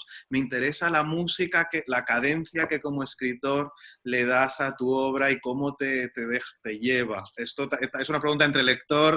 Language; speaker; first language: Spanish; native; Spanish